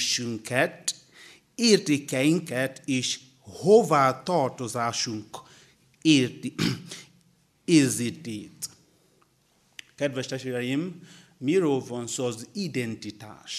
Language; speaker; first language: Hungarian; non-native, learner; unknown